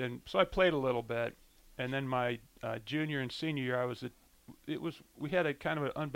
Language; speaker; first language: English; native; English